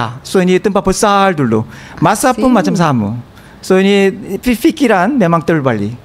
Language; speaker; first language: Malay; non-native, learner; Korean